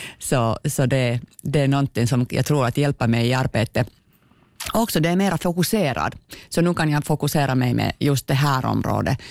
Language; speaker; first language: Swedish; non-native, local second language; Finnish